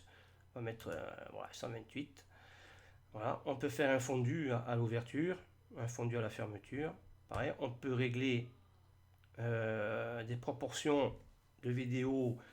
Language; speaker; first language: French; native; French